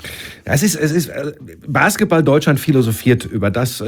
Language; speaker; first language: German; native; German